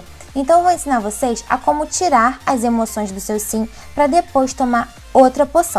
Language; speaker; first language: Portuguese; native; Portuguese